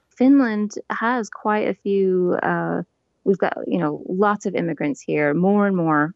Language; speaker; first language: English; native; English